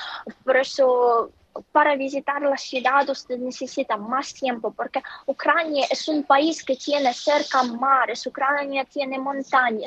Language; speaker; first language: Spanish; non-native, fluent; Ukrainian